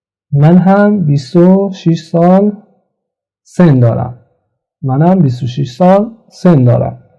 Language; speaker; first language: Persian; non-native, fluent; Central Kurdish